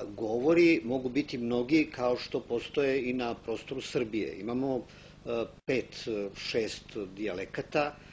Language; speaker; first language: Bosnian; non-native, local second language; Romanian